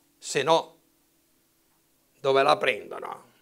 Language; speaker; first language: Italian; native; Italian